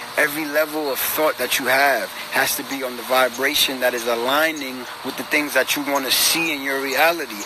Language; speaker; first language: English; early bilingual, other home language; Spanish